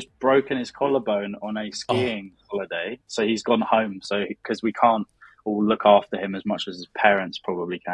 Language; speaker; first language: English; native; English